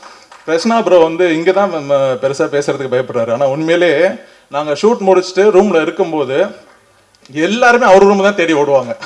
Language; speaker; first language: Tamil; native; Tamil